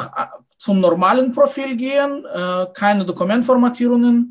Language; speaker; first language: German; non-native, fluent; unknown